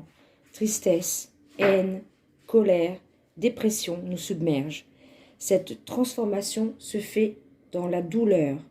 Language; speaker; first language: French; native; French